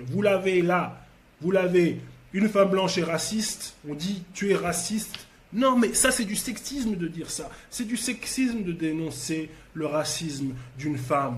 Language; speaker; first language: French; native; French